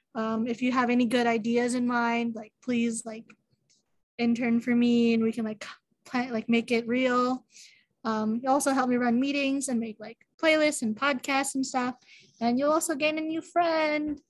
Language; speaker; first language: English; native; English